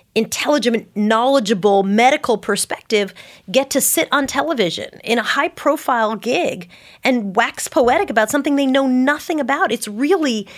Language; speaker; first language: English; native; English